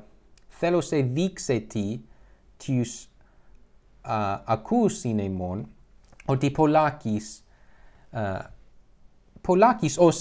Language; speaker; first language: Greek; non-native, learner; English